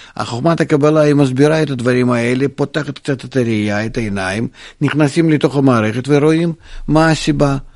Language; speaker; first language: Hebrew; non-native, fluent; Russian